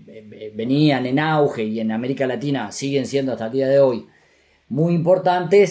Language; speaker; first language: Spanish; native; Spanish